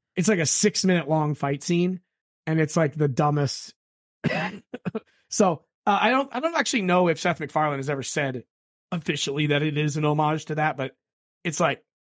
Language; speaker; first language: English; native; English